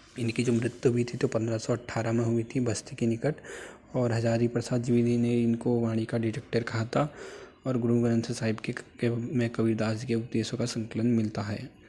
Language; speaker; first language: Hindi; native; Hindi